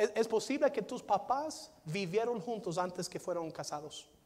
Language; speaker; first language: Spanish; non-native, fluent; English